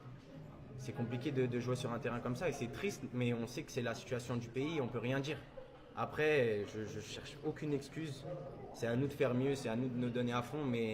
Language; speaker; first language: French; early bilingual, other home language; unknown